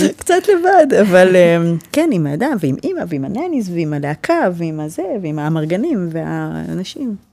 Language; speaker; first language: Hebrew; early bilingual, heritage; Hebrew